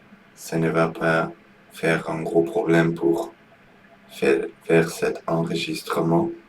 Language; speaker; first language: French; non-native, learner; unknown